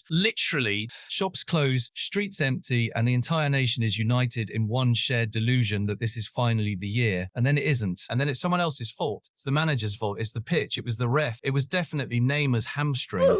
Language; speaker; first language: English; native; English